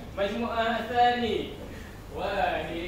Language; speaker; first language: Arabic; non-native, learner; Malay